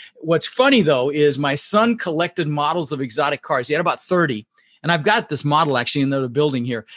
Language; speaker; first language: English; early bilingual, other home language; Dutch